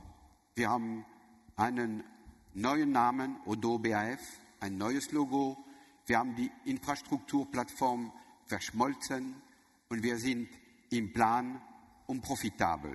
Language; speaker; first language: German; non-native, learner; French